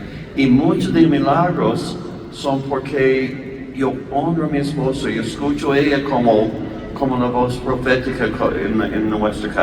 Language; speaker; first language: Spanish; non-native, learner; English